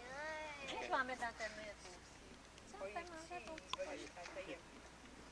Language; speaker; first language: French; native; French